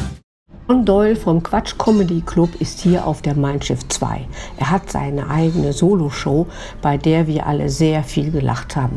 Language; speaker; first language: German; native; German